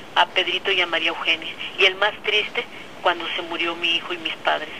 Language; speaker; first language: Spanish; native; Spanish